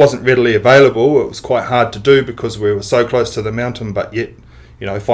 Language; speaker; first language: English; native; English